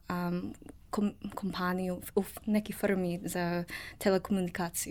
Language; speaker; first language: Serbian; non-native, learner; English